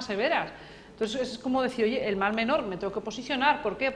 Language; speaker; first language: Spanish; native; Spanish